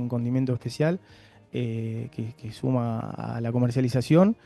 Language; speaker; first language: Spanish; native; Spanish